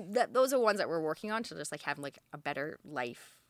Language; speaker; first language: English; native; English